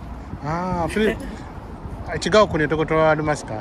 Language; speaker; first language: Japanese; non-native, learner; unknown